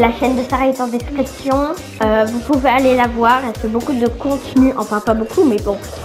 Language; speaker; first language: French; native; French